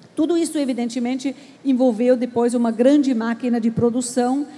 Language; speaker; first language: Portuguese; non-native, fluent; German